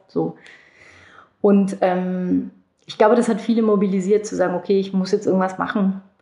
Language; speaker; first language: German; early bilingual, other home language; Turkish